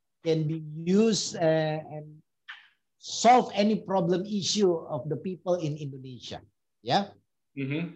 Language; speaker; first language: English; non-native, learner; Korean